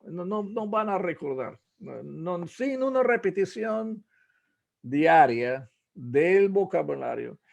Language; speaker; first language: Spanish; non-native, fluent; English